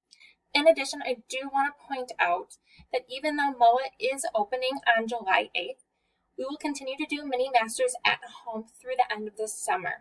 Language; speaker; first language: English; native; English